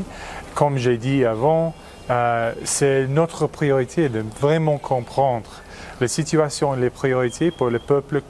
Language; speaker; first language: French; non-native, fluent; English